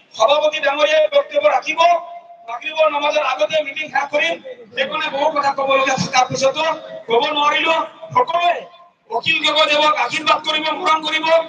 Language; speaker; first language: Assamese; non-native, local second language; Bangla